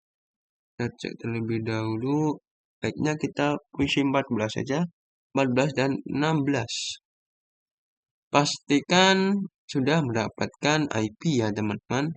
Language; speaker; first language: Indonesian; native; Indonesian